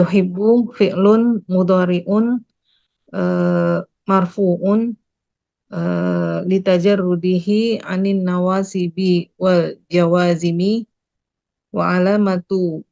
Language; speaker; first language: Arabic; non-native, learner; Indonesian